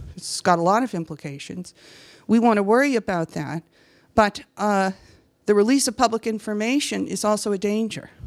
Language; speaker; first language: English; native; English